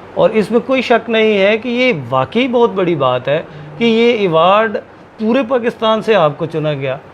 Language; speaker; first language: Urdu; non-native, local second language; Punjabi